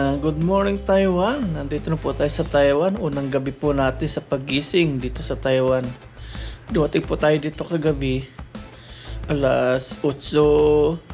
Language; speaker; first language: Filipino; native; Filipino